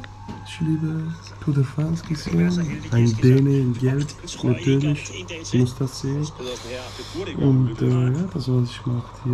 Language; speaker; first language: German; non-native, learner; Danish